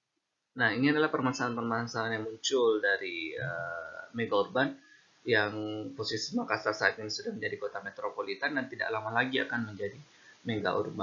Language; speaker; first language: Indonesian; native; Indonesian